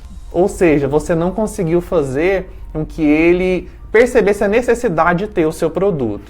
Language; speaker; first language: Portuguese; native; Portuguese